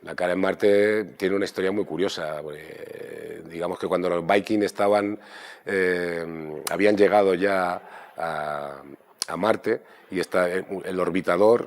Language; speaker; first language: Spanish; native; Spanish